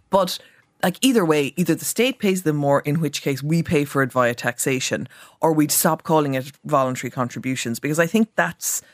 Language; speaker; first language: English; native; English